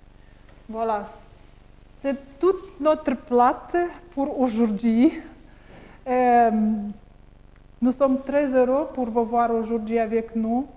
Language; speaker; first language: French; non-native, learner; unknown